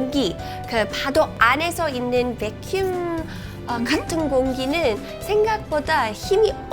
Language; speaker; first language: Korean; non-native, fluent; English